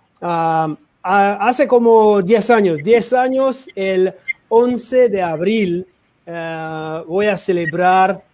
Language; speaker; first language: Spanish; non-native, learner; English